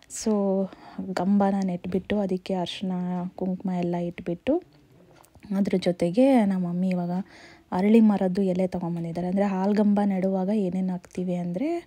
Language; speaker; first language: Kannada; native; Kannada